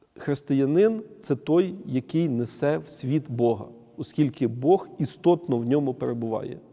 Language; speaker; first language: Ukrainian; native; Ukrainian